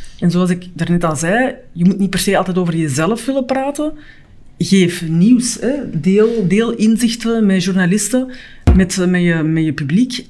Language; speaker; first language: Dutch; native; Dutch